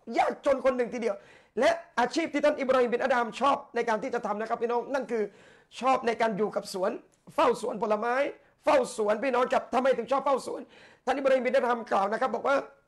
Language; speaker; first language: Thai; non-native, local second language; Malay